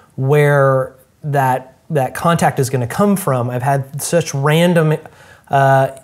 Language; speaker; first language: English; native; English